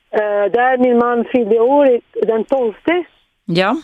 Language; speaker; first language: Swedish; non-native, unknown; Arabic